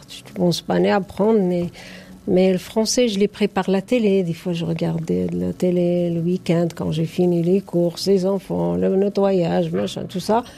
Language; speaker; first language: French; non-native, fluent; Arabic